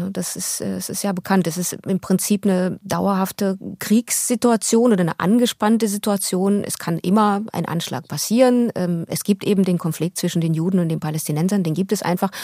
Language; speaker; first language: German; early bilingual, other home language; Russian